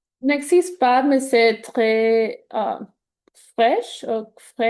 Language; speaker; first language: French; non-native, learner; Spanish